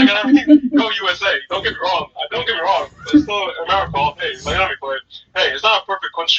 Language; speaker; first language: English; native; English